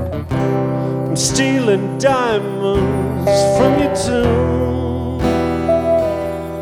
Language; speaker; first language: English; native; English